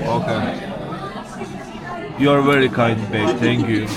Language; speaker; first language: English; non-native, learner; Turkish